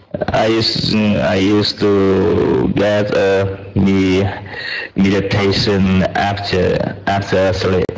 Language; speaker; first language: English; non-native, learner; Vietnamese